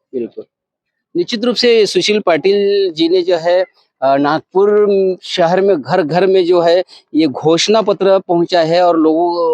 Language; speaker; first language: Hindi; non-native, local second language; Marathi